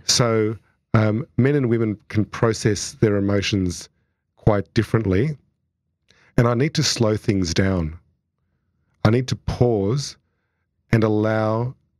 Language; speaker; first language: English; native; English